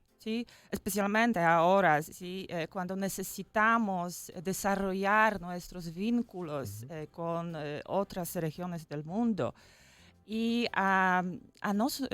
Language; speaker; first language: Spanish; non-native, fluent; Polish